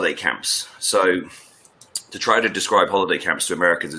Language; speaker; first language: English; native; English